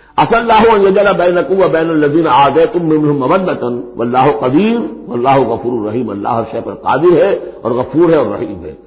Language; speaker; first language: Urdu; native; Urdu